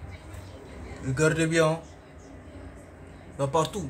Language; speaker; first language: French; non-native, learner; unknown